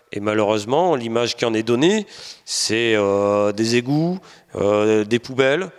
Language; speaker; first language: French; native; French